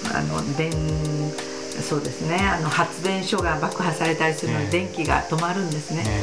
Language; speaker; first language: Japanese; native; Japanese